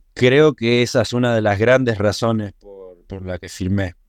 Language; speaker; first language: Spanish; native; Spanish